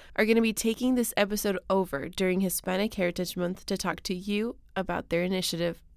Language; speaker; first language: English; early bilingual, other home language; Spanish